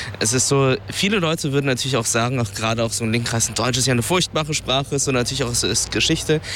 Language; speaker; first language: German; early bilingual, other home language; Vietnamese